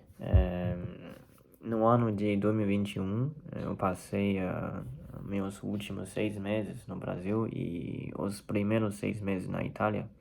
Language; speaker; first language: Portuguese; non-native, fluent; Chinese